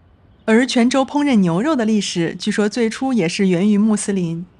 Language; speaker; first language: Chinese; native; Chinese